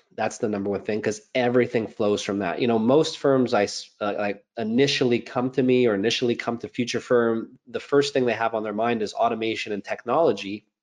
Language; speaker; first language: English; native; English